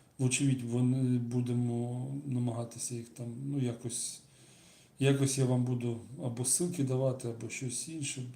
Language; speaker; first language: Ukrainian; non-native, local second language; Russian